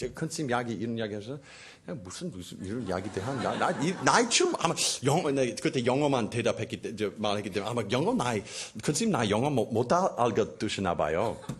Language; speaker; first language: Korean; non-native, fluent; English